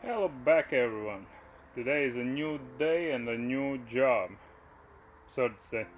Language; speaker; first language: English; non-native, learner; Latvian